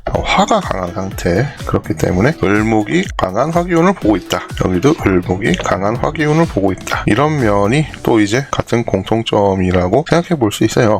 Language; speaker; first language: Korean; native; Korean